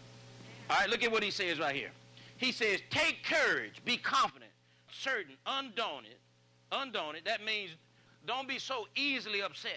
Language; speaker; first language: English; native; English